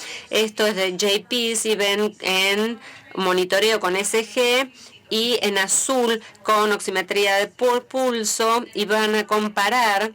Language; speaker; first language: Spanish; native; Spanish